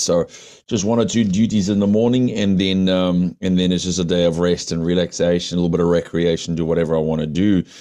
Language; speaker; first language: English; early bilingual, other home language; Afrikaans